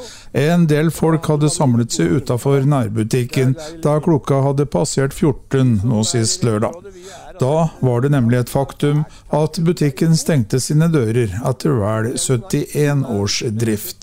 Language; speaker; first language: Norwegian; native; Norwegian